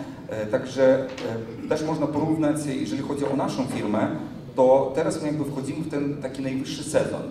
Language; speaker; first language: Polish; non-native, fluent; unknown